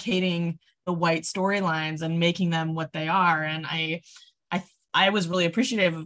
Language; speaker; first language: English; native; English